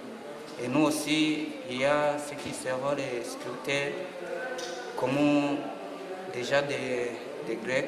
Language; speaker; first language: French; non-native, local second language; Kinyarwanda